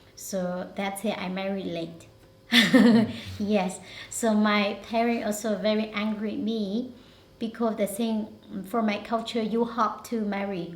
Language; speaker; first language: English; non-native, learner; Hmong